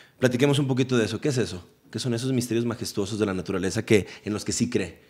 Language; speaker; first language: Spanish; native; Spanish